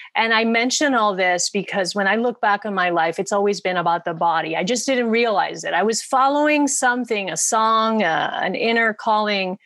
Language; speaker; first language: English; non-native, fluent; Spanish